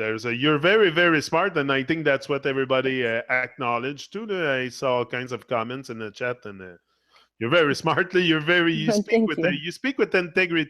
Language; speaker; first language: English; non-native, fluent; French